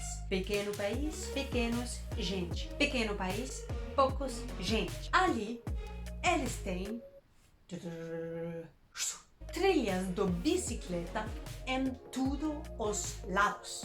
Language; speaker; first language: Portuguese; non-native, learner; Danish